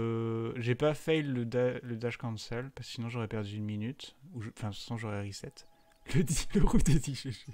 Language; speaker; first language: French; native; French